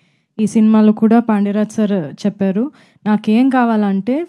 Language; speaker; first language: Telugu; non-native, fluent; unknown